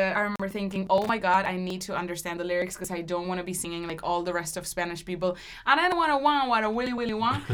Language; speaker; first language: English; non-native, fluent; Spanish